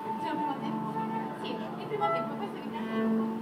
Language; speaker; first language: Italian; native; Italian